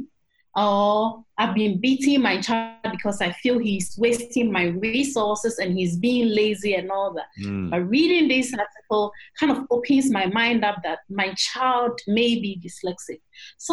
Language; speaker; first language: English; non-native, local second language; Akan